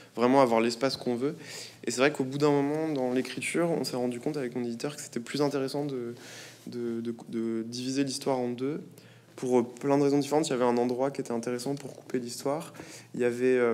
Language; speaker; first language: French; native; French